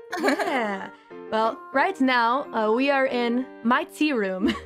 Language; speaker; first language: English; non-native, learner; Japanese